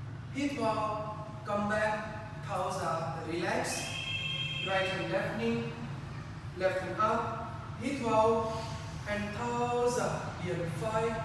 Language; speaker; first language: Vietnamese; non-native, learner; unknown